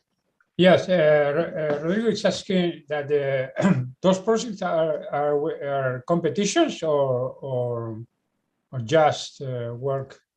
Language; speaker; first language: English; non-native, learner; Spanish